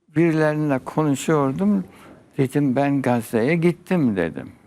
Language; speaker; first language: Turkish; early bilingual, heritage; Arabic